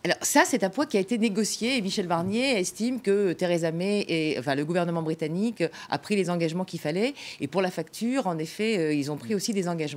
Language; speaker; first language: French; native; French